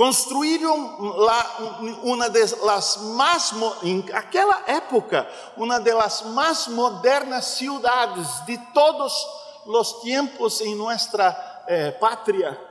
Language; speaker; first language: Spanish; non-native, learner; Portuguese